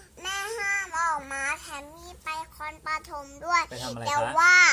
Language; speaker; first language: Thai; native; Thai